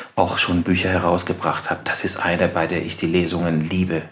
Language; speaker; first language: German; non-native, fluent; Persian